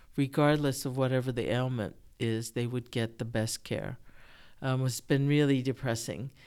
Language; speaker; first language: English; early bilingual, other home language; Japanese